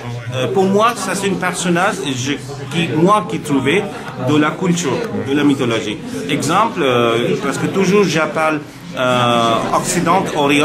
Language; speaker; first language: French; non-native, learner; Bangla